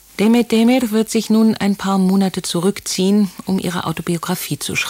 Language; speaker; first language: German; native; German